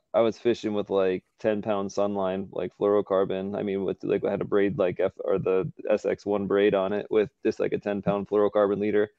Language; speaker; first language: English; native; English